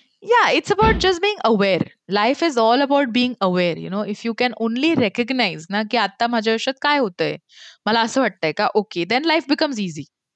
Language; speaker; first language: English; non-native, local second language; Marathi